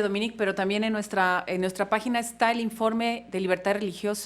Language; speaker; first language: Spanish; native; Spanish